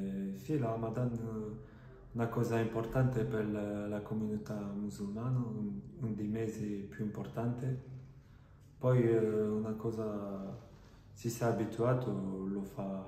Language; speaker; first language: Italian; non-native, fluent; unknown